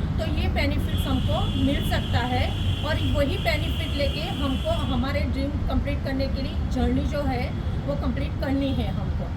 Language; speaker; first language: Hindi; non-native, local second language; Gujarati